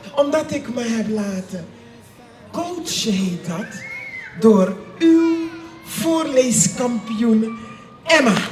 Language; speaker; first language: Dutch; native; Dutch